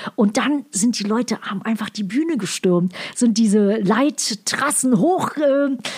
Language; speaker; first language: German; native; German